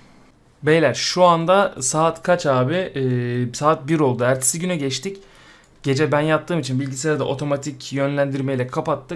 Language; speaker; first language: Turkish; native; Turkish